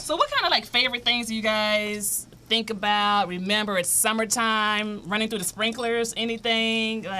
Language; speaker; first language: English; native; English